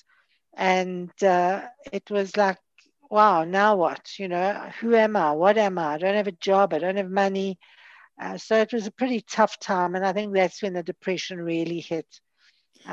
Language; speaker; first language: English; native; English